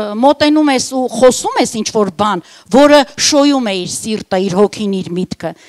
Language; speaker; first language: Armenian; native; Armenian